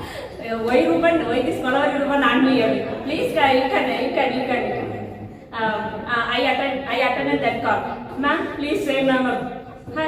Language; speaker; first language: English; non-native, learner; Tamil